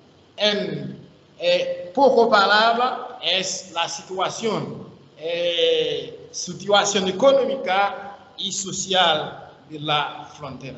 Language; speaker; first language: Spanish; non-native, learner; Haitian Creole